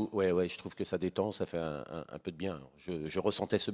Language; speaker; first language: French; native; French